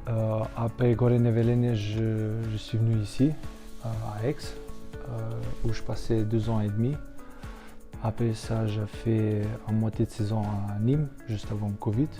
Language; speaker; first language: French; non-native, fluent; Slovenian